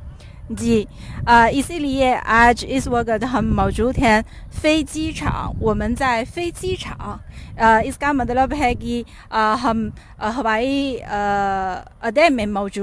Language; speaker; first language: Hindi; non-native, fluent; Chinese